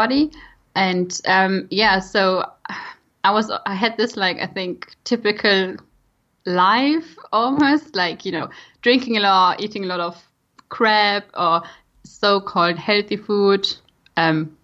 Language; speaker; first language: English; non-native, fluent; German